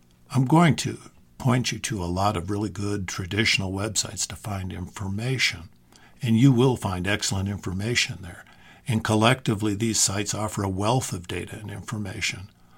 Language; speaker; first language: English; native; English